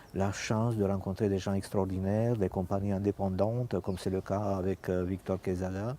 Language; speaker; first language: French; non-native, fluent; Romanian